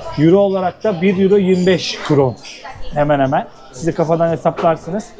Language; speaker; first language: Turkish; native; Turkish